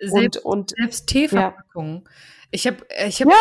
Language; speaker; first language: German; native; German